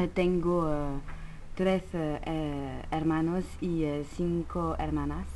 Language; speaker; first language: Spanish; non-native, learner; French